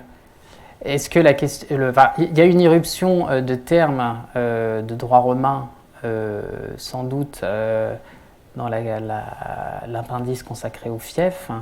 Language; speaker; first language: French; native; French